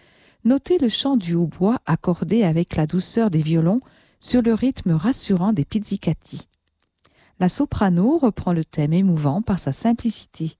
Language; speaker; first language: French; native; French